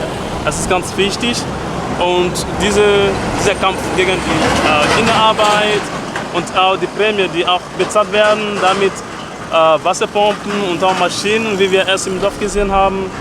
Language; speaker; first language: German; non-native, fluent; French